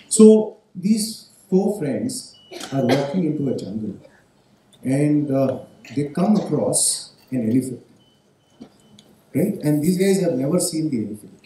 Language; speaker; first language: English; non-native, local second language; Marathi